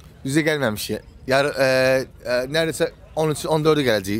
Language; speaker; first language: Turkish; non-native, learner; Azerbaijani